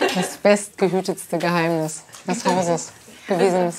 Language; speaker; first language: German; native; German